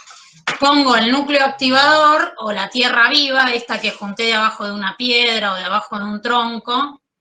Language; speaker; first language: Spanish; native; Spanish